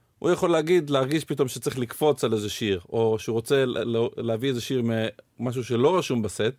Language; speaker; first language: Hebrew; native; Hebrew